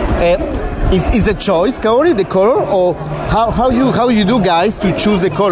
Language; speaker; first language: English; non-native, learner; Spanish